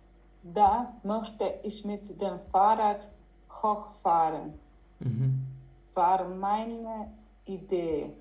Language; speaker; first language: German; non-native, learner; Croatian